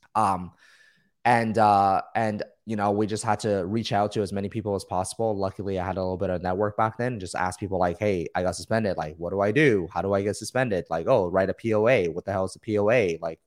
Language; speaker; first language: English; early bilingual, other home language; Chinese